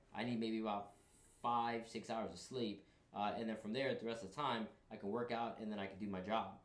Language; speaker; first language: English; native; English